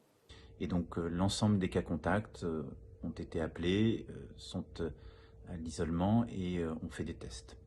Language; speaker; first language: French; native; French